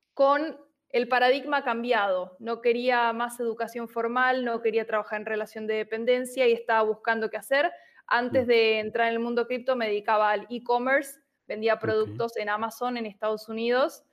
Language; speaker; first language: Spanish; native; Spanish